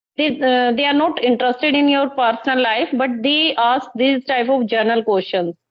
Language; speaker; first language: English; non-native, local second language; Hindi